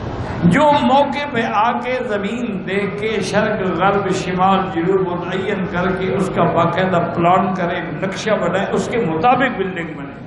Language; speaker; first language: Urdu; native; Urdu